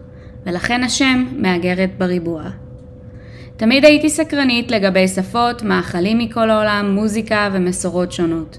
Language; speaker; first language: Hebrew; early bilingual, other home language; Russian